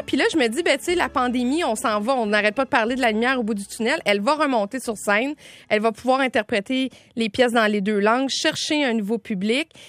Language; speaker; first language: French; native; French